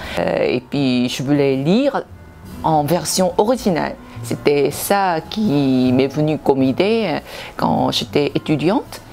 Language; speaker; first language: French; non-native, fluent; Korean